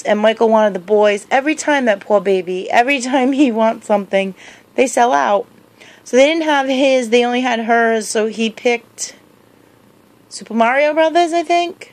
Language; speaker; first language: English; native; English